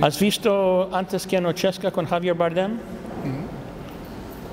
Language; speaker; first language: Spanish; non-native, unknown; English